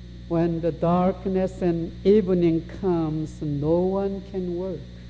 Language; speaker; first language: English; non-native, fluent; Korean